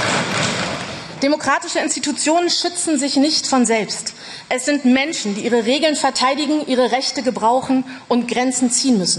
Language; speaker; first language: German; native; German